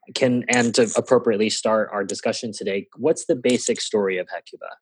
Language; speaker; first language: English; native; English